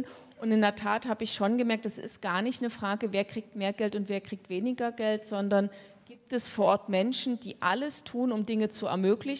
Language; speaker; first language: German; native; German